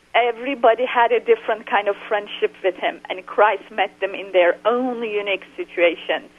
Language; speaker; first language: English; non-native, fluent; Turkish